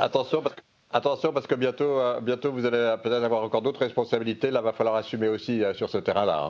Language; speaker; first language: French; native; French